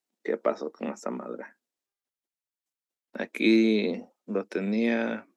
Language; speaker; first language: Spanish; early bilingual, heritage; Spanish